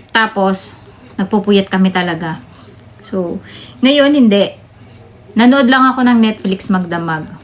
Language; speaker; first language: Filipino; native; Filipino